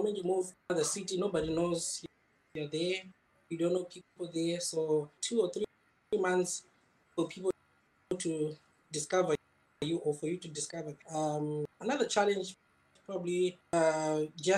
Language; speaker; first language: English; non-native, local second language; Shona